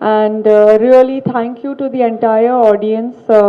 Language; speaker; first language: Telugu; non-native, learner; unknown